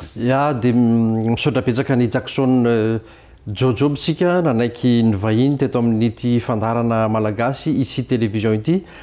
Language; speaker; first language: Malagasy; native; Malagasy